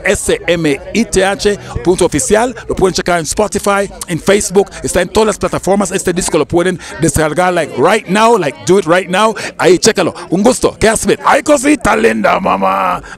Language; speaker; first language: Spanish; non-native, fluent; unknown